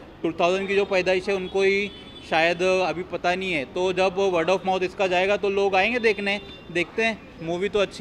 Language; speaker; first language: Hindi; native; Hindi